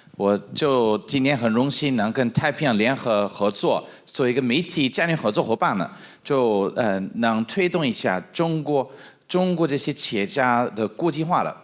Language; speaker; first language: Chinese; non-native, fluent; English